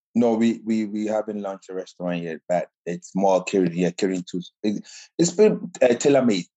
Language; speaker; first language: English; non-native, local second language; Akan